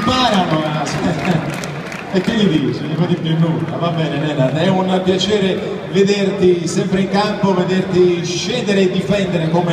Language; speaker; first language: Italian; native; Italian